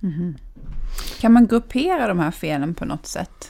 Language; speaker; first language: Swedish; native; Swedish